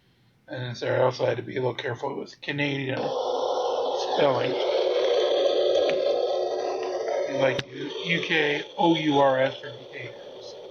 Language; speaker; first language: English; native; English